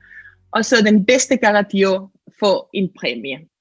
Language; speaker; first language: Danish; non-native, fluent; Catalan